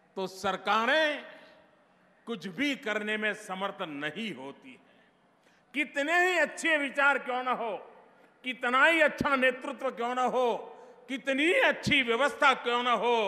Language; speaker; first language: Hindi; non-native, local second language; Gujarati